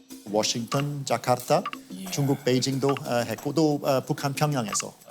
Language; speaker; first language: Korean; non-native, fluent; English